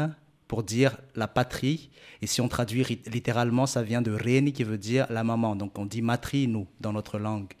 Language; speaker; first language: French; non-native, local second language; Malagasy